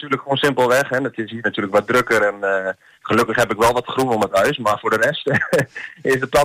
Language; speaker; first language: Dutch; native; Dutch